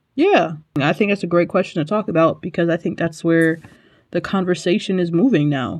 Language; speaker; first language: English; native; English